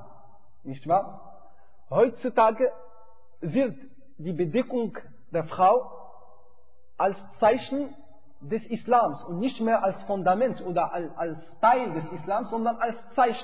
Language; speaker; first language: German; non-native, fluent; Arabic